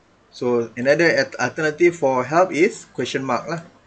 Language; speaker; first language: English; non-native, local second language; Malay